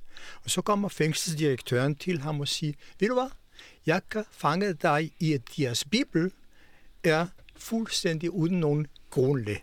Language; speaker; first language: Danish; non-native, fluent; Hebrew